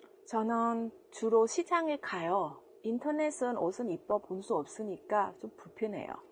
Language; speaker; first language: Korean; non-native, fluent; Vietnamese